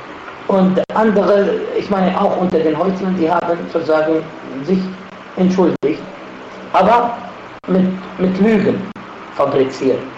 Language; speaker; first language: German; non-native, fluent; Arabic